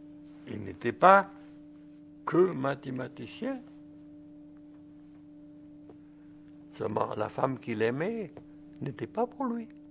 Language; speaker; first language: French; early bilingual, other home language; German